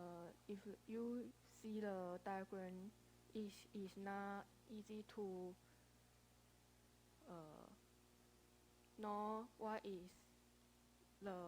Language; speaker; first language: English; non-native, learner; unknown